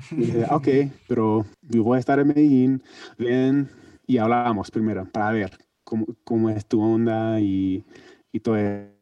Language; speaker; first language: Spanish; non-native, learner; English